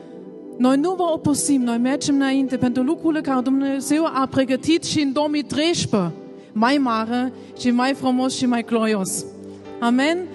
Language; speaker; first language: Romanian; non-native, learner; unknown